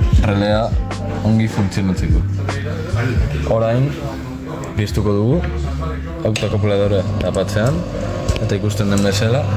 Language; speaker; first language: Basque; non-native, local second language; Spanish